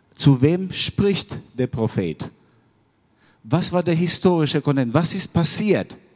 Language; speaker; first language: German; non-native, fluent; Albanian